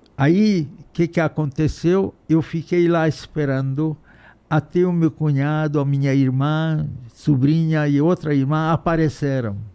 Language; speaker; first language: Portuguese; non-native, fluent; Hungarian